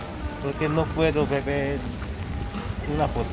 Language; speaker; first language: Spanish; non-native, learner; Korean